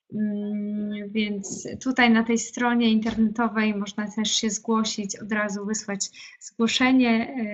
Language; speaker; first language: Polish; native; Polish